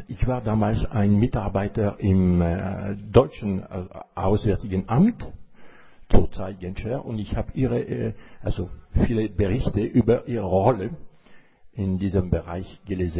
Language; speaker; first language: German; non-native, fluent; French